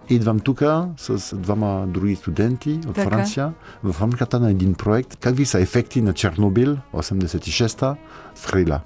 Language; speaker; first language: Bulgarian; non-native, fluent; French